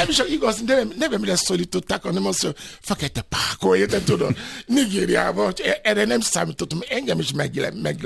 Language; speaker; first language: Hungarian; non-native, fluent; Yoruba